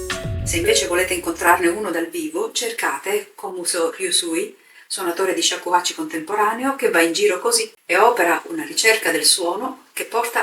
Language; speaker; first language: Italian; native; Italian